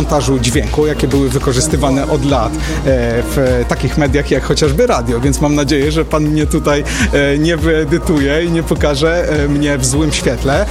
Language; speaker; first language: Polish; native; Polish